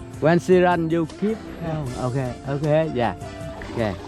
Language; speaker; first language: English; non-native, learner; Vietnamese